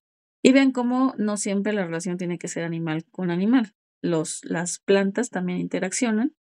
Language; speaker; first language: Spanish; native; Spanish